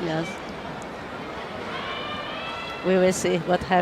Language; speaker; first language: English; non-native, learner; Chinese